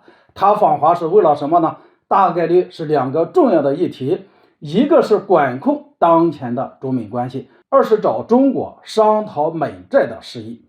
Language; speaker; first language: Chinese; native; Chinese